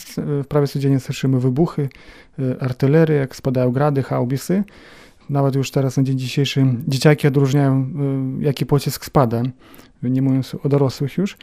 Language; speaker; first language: Polish; non-native, fluent; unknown